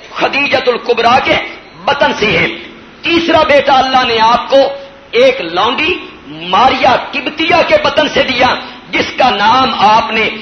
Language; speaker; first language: Urdu; non-native, local second language; Punjabi